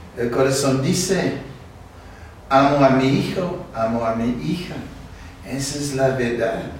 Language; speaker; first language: Spanish; non-native, fluent; English